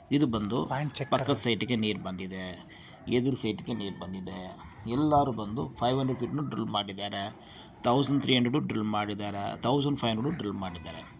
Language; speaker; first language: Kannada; non-native, local second language; Tamil